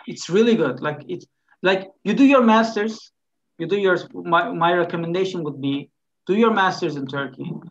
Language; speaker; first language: English; non-native, fluent; Turkish